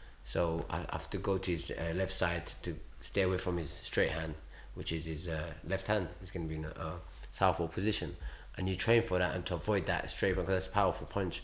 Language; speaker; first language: English; early bilingual, other home language; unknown